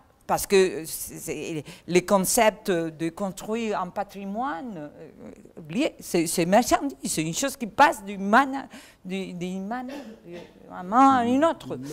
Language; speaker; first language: French; non-native, learner; Catalan